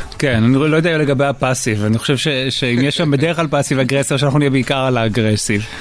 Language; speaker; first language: Hebrew; native; Hebrew